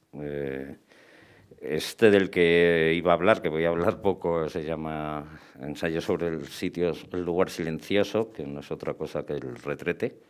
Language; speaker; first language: Spanish; native; Spanish